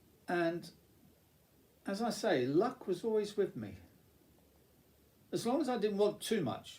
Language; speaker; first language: English; native; English